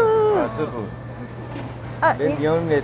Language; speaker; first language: Japanese; non-native, learner; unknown